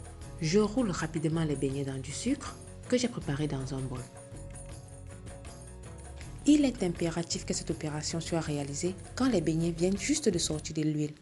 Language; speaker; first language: French; native; French